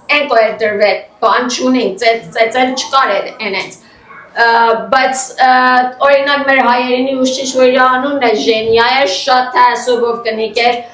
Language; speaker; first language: Armenian; native; Armenian